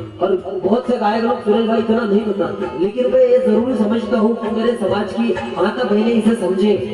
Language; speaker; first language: Hindi; non-native, local second language; Marathi